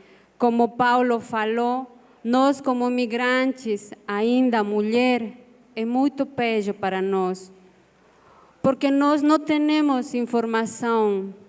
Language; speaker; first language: Portuguese; non-native, learner; Spanish